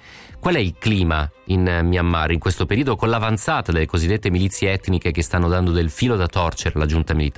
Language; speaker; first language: Italian; native; Italian